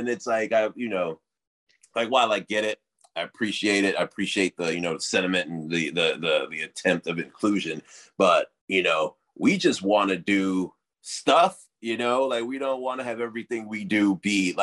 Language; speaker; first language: English; native; English